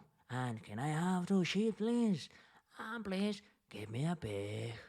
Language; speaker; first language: English; non-native, fluent; Spanish